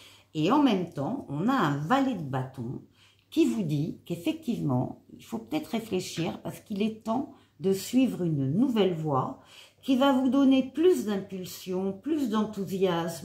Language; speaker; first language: French; native; French